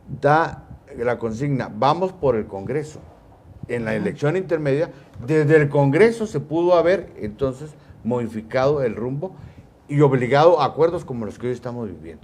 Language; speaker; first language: Spanish; native; Spanish